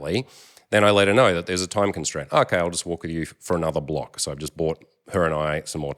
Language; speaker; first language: English; native; English